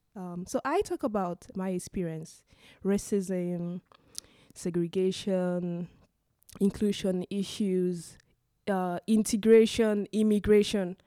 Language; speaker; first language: English; non-native, local second language; Igbo